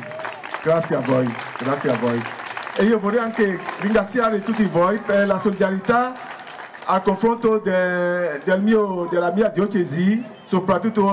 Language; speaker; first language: Italian; non-native, fluent; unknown